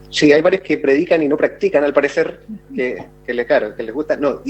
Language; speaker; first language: Spanish; native; Spanish